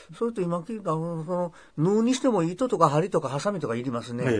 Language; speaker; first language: Japanese; native; Japanese